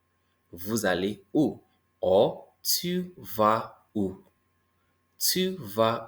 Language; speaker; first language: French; non-native, fluent; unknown